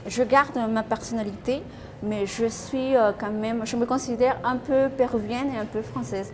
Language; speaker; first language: French; non-native, fluent; Spanish